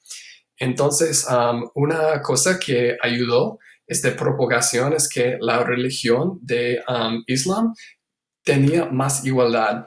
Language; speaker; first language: Spanish; non-native, fluent; English